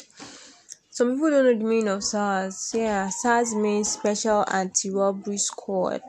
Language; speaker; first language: English; non-native, local second language; Yoruba